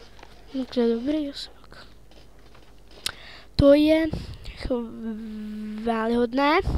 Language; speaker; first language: Czech; native; Czech